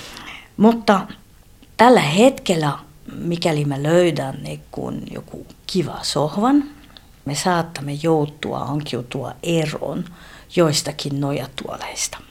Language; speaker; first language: Finnish; non-native, fluent; French